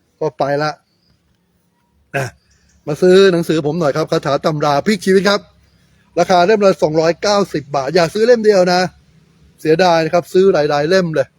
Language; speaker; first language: Thai; native; Thai